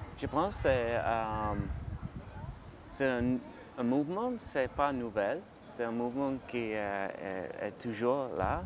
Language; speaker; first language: French; non-native, learner; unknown